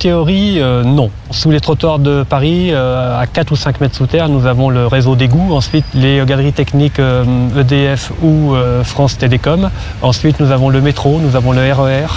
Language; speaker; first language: French; native; French